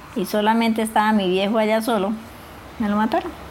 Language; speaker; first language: Spanish; native; Spanish